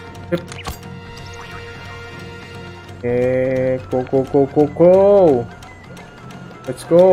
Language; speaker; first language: English; non-native, learner; Indonesian